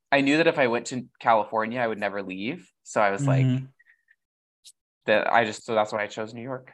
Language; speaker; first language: English; native; English